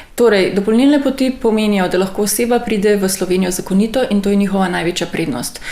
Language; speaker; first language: Slovenian; native; Slovenian